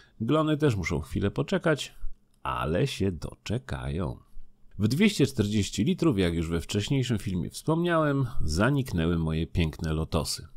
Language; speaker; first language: Polish; native; Polish